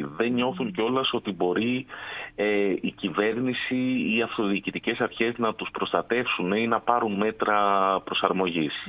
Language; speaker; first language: Greek; native; Greek